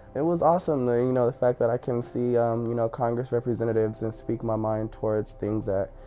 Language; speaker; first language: English; native; English